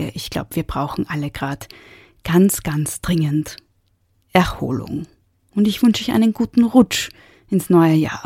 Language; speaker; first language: German; native; German